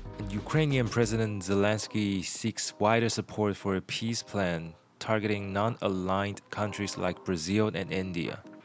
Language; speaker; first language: English; non-native, fluent; Chinese